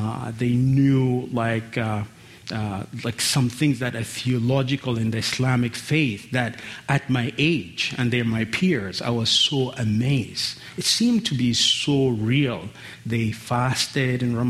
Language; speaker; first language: English; non-native, fluent; Arabic